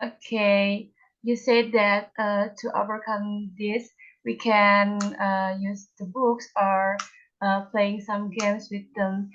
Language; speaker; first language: English; non-native, learner; Indonesian